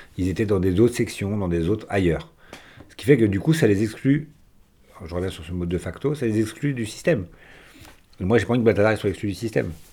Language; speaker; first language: French; native; French